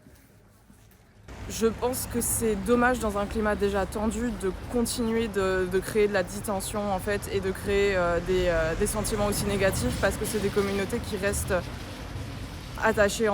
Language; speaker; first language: French; native; French